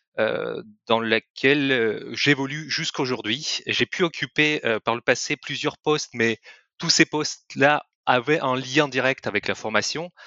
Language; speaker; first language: French; non-native, fluent; Russian